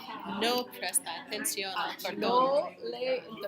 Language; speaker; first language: Spanish; non-native, learner; English